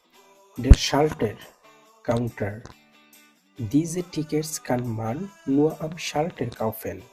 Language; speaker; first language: German; non-native, fluent; Bangla